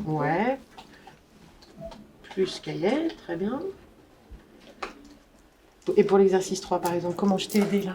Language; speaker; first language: French; native; French